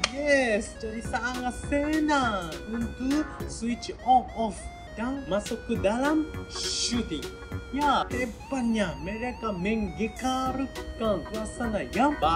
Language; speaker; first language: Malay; non-native, learner; Japanese